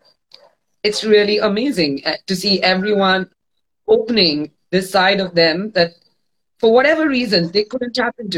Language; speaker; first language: English; non-native, local second language; Gujarati